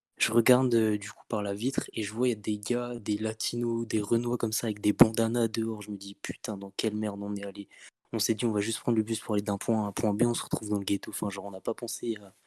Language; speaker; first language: French; native; French